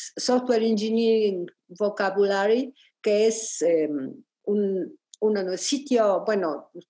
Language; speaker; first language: Spanish; non-native, fluent; Polish